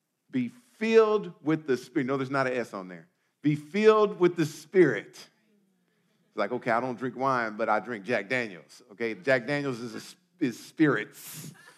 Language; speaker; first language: English; native; English